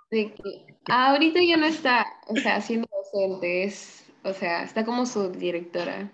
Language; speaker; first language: Spanish; native; Spanish